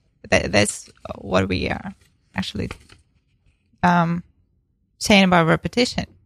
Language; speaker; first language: English; non-native, fluent; Ukrainian